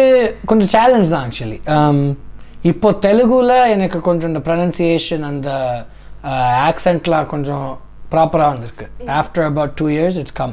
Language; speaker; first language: Tamil; early bilingual, heritage; Tamil